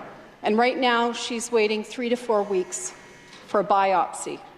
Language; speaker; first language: English; native; English